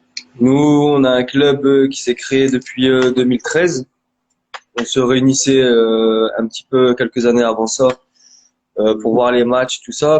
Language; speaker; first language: French; native; French